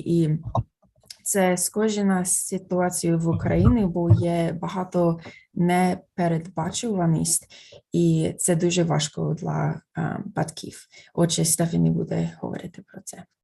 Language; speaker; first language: Ukrainian; non-native, fluent; English